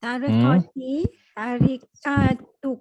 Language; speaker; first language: Arabic; non-native, learner; Malay